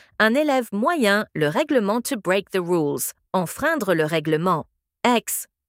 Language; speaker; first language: French; native; French